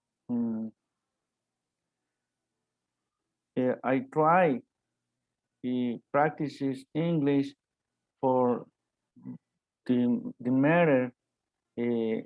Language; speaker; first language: English; non-native, learner; Spanish